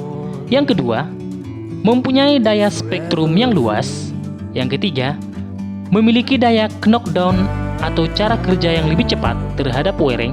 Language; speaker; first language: Indonesian; native; Indonesian